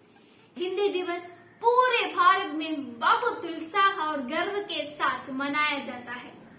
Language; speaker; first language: Hindi; non-native, local second language; Malayalam